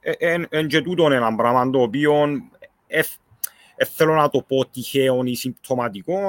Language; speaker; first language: Greek; native; Greek